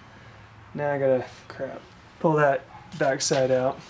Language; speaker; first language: English; native; English